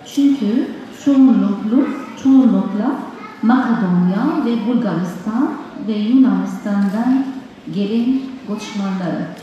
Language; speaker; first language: Turkish; non-native, learner; Arabic